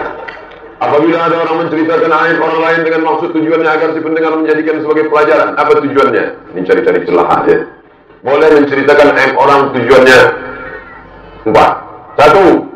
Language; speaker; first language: Indonesian; non-native, local second language; Malay